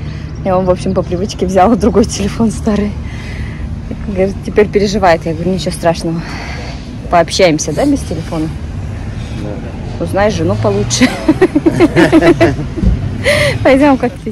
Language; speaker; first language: Russian; native; Russian